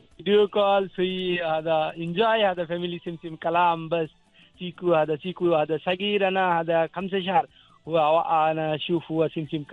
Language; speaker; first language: Arabic; non-native, learner; Bangla